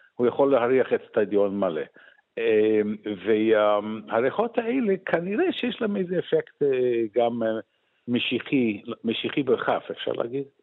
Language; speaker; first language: Hebrew; non-native, fluent; English